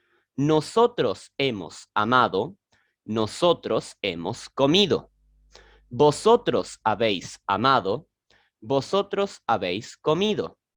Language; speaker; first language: Spanish; non-native, learner; French